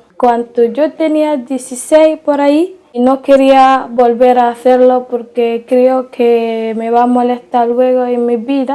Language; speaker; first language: Spanish; non-native, learner; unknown